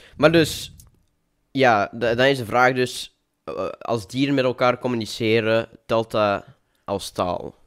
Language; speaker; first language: Dutch; native; Dutch